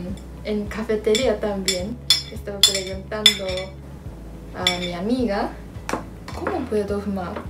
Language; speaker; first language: Spanish; non-native, learner; Japanese